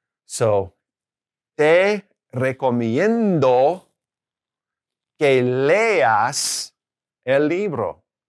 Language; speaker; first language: Spanish; non-native, fluent; English